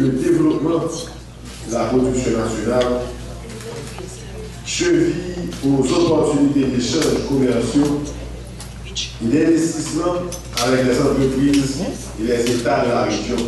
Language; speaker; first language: French; non-native, local second language; Haitian Creole